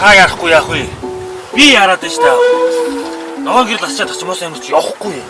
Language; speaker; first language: Mongolian; native; Mongolian